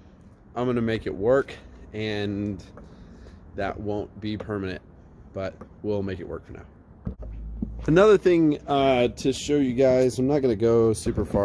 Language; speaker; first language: English; native; English